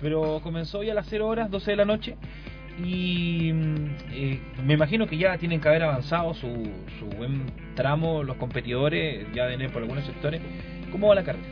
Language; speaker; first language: Spanish; native; Spanish